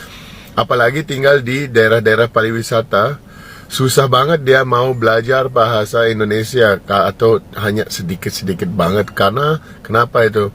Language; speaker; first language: Indonesian; non-native, fluent; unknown